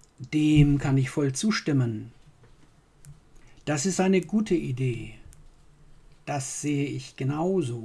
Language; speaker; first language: German; non-native, fluent; English